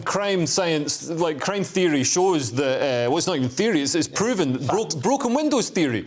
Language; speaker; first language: English; native; English